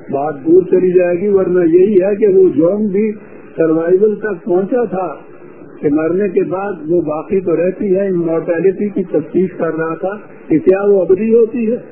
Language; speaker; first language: Urdu; non-native, local second language; Punjabi